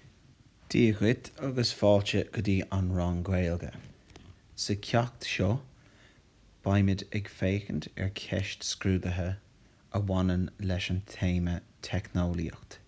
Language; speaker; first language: Irish; non-native, local second language; English